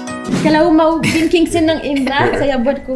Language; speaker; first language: Indonesian; non-native, learner; French